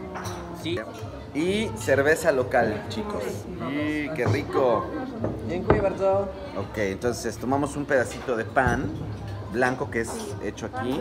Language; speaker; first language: Spanish; native; Spanish